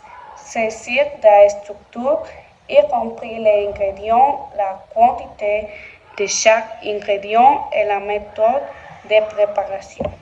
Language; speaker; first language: French; non-native, learner; Spanish